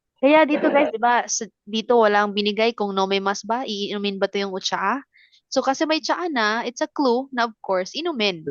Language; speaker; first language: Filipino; non-native, local second language; Cebuano